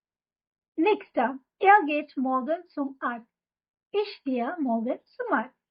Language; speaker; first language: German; non-native, fluent; Hindi